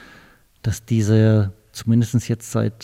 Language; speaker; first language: German; native; German